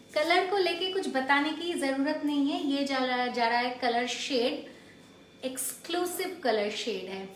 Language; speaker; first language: Hindi; non-native, local second language; Bangla